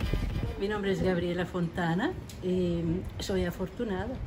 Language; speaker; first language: Spanish; non-native, fluent; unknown